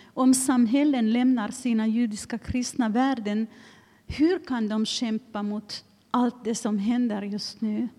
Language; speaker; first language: Swedish; non-native, fluent; Finnish